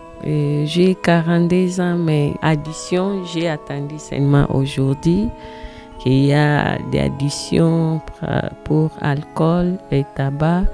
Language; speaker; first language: French; non-native, learner; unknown